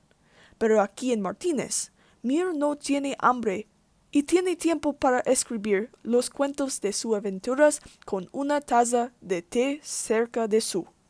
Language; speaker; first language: Spanish; non-native, learner; English